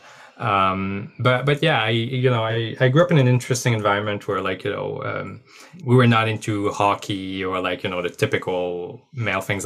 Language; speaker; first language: English; non-native, fluent; French